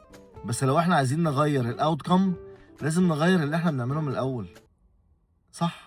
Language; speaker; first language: Arabic; native; Arabic